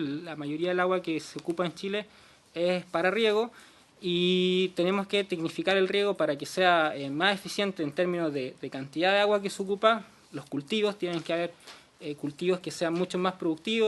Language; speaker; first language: Spanish; native; Spanish